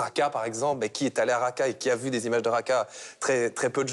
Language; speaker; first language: French; native; French